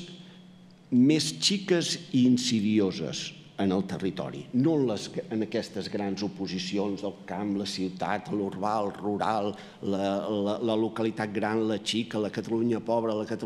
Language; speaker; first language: Catalan; native; Catalan